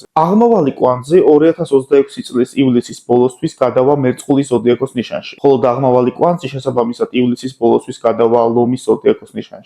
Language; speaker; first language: Georgian; native; Georgian